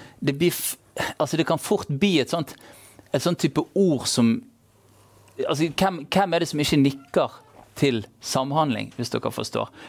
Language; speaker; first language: Norwegian; native; Norwegian